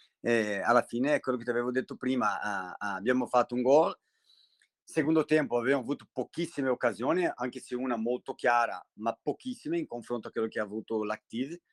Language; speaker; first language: Italian; non-native, fluent; Portuguese